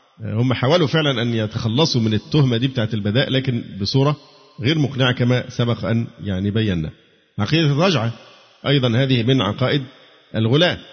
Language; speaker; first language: Arabic; native; Arabic